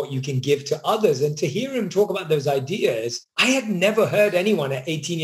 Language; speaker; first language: English; native; English